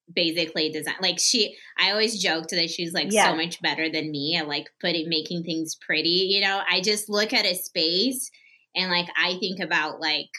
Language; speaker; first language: English; early bilingual, other home language; Portuguese